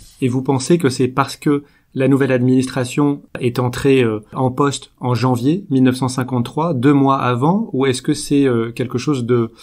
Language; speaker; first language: French; native; French